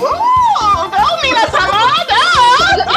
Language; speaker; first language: Japanese; non-native, learner; English